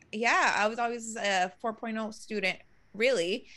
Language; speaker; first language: English; early bilingual, other home language; Spanish